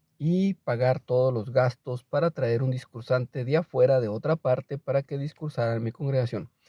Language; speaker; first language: Spanish; native; Spanish